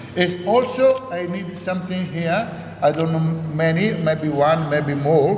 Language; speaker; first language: English; non-native, learner; Arabic